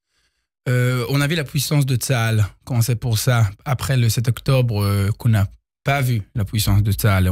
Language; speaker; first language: French; early bilingual, heritage; Hebrew